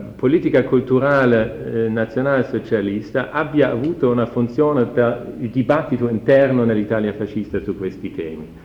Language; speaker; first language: Italian; non-native, fluent; German